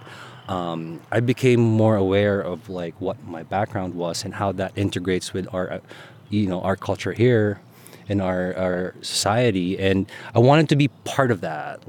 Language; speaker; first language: English; non-native, local second language; Filipino